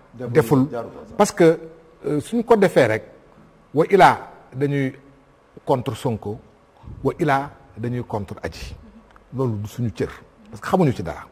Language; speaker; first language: Wolof; non-native, local second language; Fula